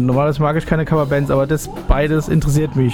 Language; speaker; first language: German; native; German